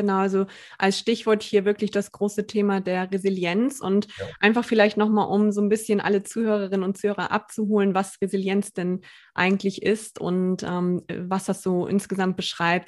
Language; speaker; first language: German; native; German